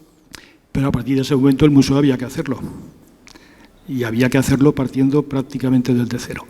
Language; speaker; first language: Spanish; native; Spanish